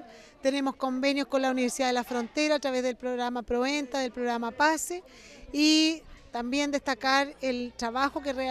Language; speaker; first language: Spanish; native; Spanish